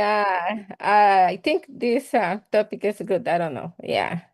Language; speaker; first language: English; non-native, learner; Spanish